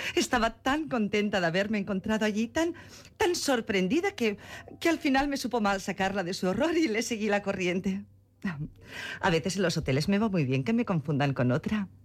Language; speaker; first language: Spanish; non-native, local second language; Catalan